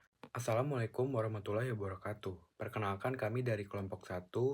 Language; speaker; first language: Indonesian; native; Indonesian